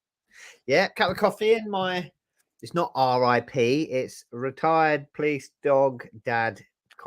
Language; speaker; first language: English; native; English